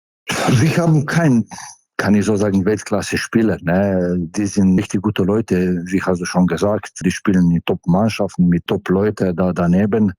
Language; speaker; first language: German; non-native, fluent; Slovenian